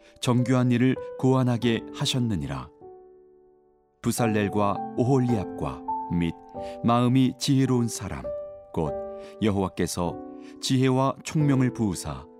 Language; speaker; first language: Korean; native; Korean